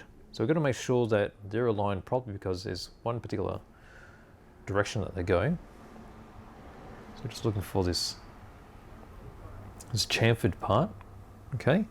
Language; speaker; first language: English; native; English